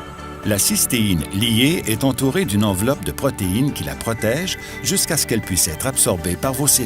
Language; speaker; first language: French; native; French